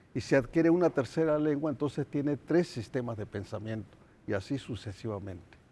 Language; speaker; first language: Spanish; non-native, local second language; Nahuatl languages